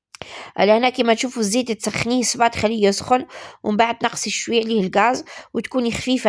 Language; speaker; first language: Arabic; native; Arabic